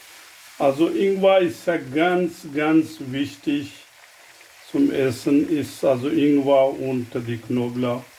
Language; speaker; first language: German; non-native, learner; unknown